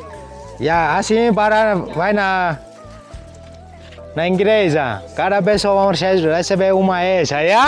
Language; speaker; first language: Portuguese; non-native, learner; Vietnamese